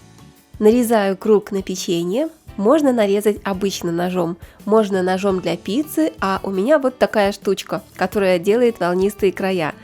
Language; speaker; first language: Russian; native; Russian